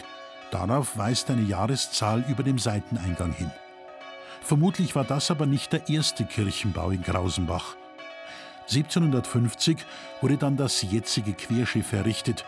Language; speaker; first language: German; native; German